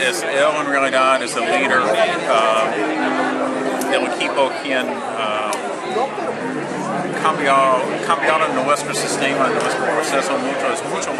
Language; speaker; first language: Spanish; non-native, learner; English